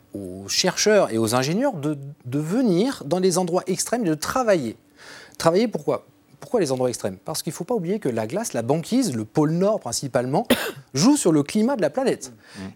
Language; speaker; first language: French; native; French